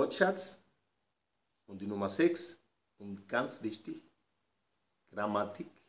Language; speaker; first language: German; non-native, fluent; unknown